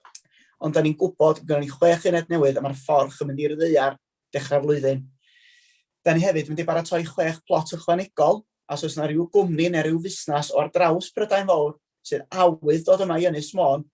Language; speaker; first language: Welsh; native; Welsh